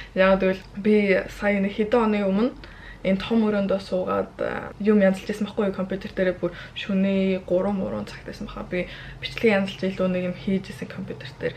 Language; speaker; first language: Mongolian; early bilingual, heritage; Mongolian